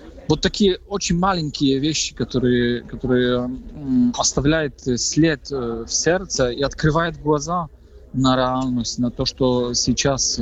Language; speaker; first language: Russian; non-native, fluent; Polish